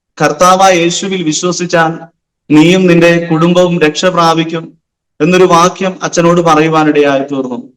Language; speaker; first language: Malayalam; non-native, local second language; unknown